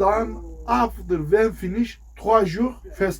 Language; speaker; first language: English; non-native, learner; Turkish